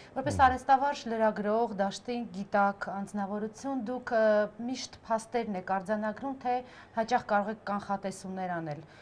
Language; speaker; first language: Armenian; native; Armenian